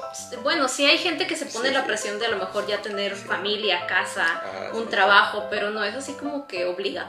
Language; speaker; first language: Spanish; native; Spanish